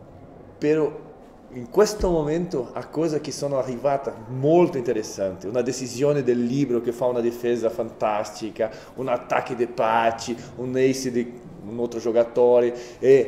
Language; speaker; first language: Italian; non-native, fluent; Portuguese